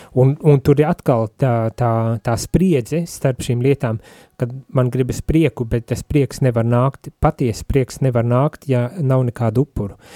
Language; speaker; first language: Latvian; native; Latvian